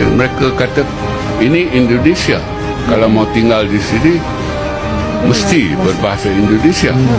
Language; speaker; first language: Malay; native; Malay